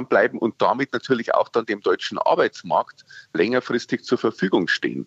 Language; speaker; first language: German; native; German